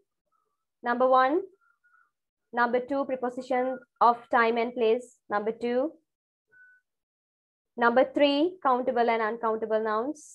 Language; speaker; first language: English; non-native, fluent; Sinhala